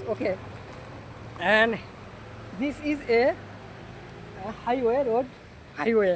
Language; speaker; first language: English; non-native, learner; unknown